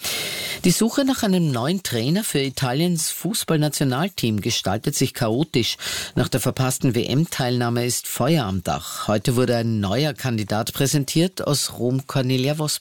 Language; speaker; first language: German; native; German